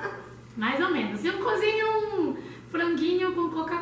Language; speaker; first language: Portuguese; non-native, learner; Chinese